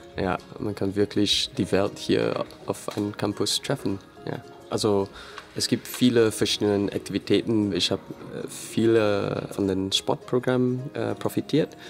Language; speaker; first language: German; non-native, fluent; English